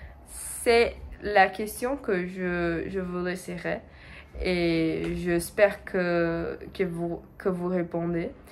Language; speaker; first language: French; non-native, learner; Portuguese